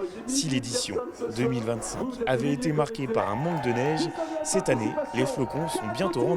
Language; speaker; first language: French; native; French